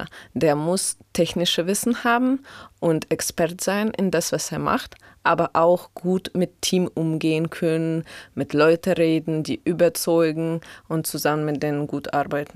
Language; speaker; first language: German; non-native, fluent; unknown